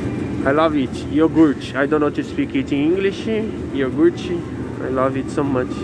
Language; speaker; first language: English; non-native, learner; Portuguese